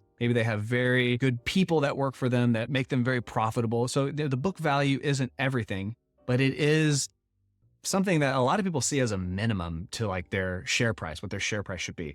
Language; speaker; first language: English; native; English